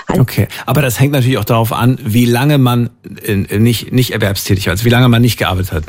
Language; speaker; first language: German; native; German